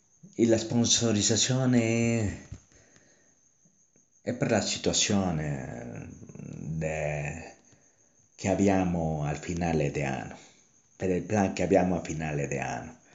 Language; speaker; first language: Italian; non-native, learner; Spanish